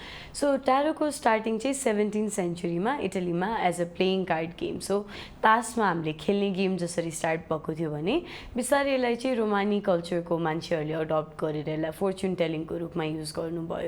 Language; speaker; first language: Nepali; native; Nepali